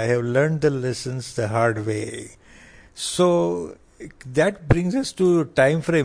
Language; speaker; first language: English; non-native, local second language; Hindi